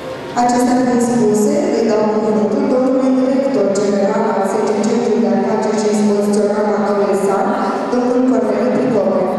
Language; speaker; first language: Romanian; native; Romanian